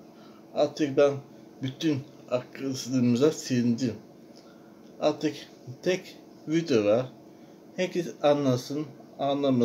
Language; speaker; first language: Turkish; non-native, learner; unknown